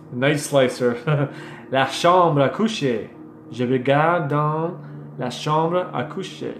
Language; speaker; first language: French; non-native, learner; English